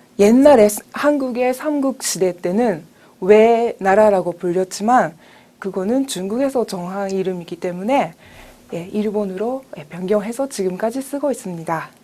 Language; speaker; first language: Korean; non-native, fluent; Japanese